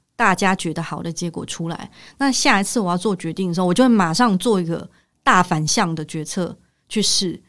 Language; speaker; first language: Chinese; native; Chinese